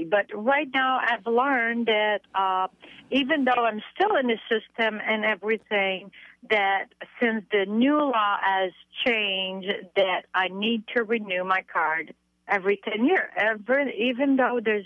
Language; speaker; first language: English; non-native, fluent; French